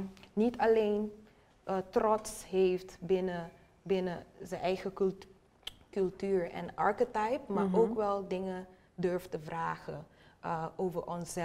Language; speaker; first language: Dutch; non-native, local second language; Papiamento